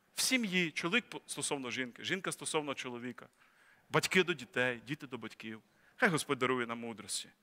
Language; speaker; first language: Ukrainian; native; Ukrainian